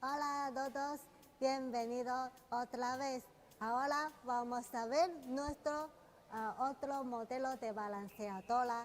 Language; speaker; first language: Spanish; non-native, learner; Chinese